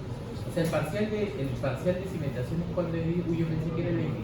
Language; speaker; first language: Spanish; native; Spanish